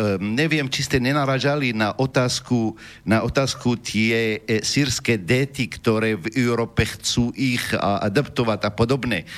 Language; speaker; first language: Slovak; non-native, fluent; Arabic